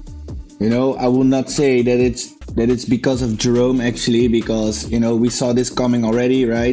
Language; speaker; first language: English; non-native, fluent; Dutch